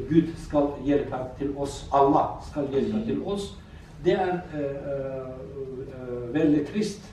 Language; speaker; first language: Norwegian; non-native, learner; Azerbaijani